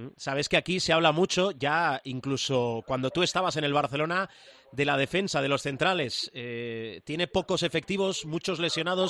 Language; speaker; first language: Spanish; native; Spanish